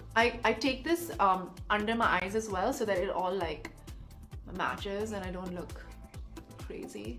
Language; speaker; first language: English; non-native, local second language; Hindi